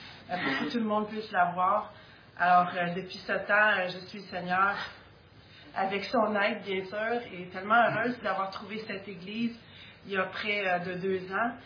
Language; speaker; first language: French; native; French